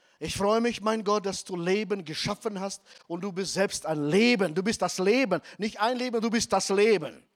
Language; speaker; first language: German; non-native, fluent; Russian